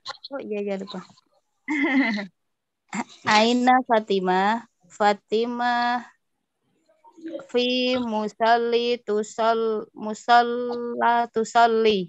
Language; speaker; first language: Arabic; non-native, learner; Indonesian